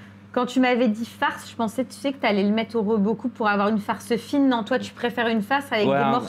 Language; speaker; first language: French; native; French